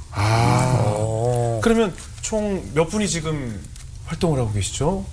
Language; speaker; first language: Korean; native; Korean